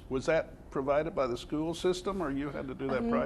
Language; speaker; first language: English; native; English